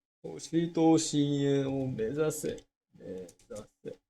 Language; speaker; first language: Japanese; non-native, learner; English